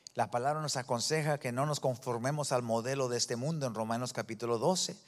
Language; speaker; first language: Spanish; early bilingual, heritage; Spanish